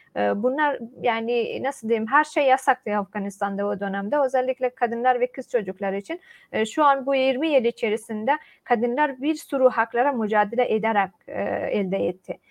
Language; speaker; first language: Turkish; non-native, fluent; Persian